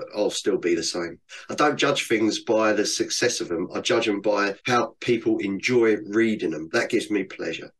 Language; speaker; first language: English; native; English